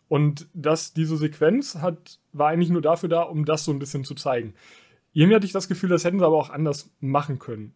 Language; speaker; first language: German; native; German